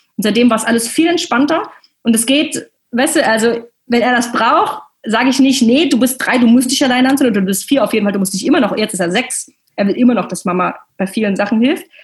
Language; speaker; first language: German; native; German